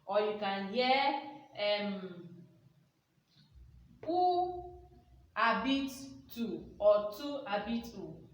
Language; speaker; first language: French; non-native, fluent; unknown